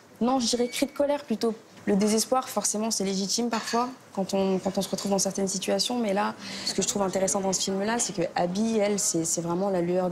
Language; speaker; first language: French; native; French